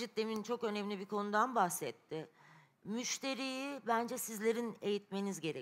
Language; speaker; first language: Turkish; native; Turkish